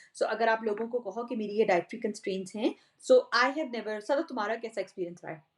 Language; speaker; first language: Urdu; native; Urdu